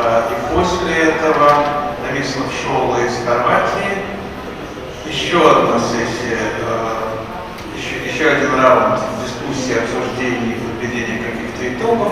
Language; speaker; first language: Russian; native; Russian